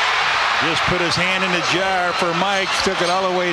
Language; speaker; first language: English; native; English